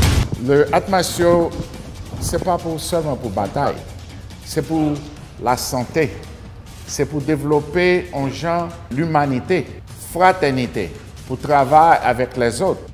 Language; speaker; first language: French; non-native, learner; Haitian Creole